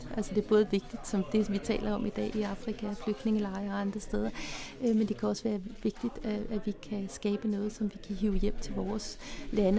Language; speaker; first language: Danish; native; Danish